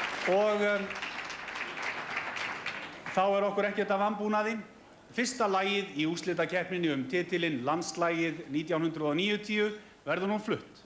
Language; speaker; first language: Icelandic; native; Icelandic